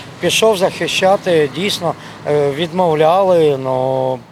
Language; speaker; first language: Ukrainian; non-native, local second language; Russian